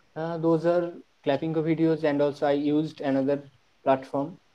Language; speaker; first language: English; non-native, local second language; Bangla